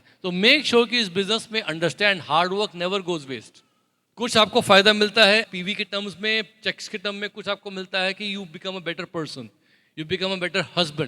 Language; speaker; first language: Hindi; native; Hindi